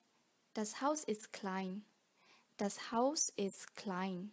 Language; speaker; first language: German; non-native, fluent; Vietnamese